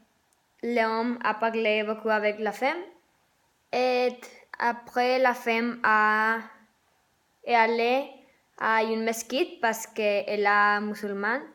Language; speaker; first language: French; non-native, learner; Spanish